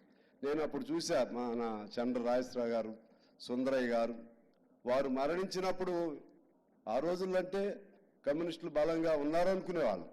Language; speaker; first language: Telugu; native; Telugu